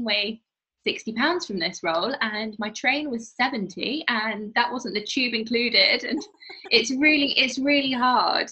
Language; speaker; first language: English; native; English